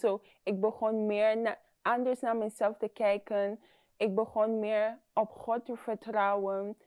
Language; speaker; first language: Dutch; non-native, fluent; English